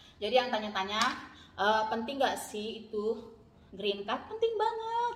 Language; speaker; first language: Indonesian; native; Indonesian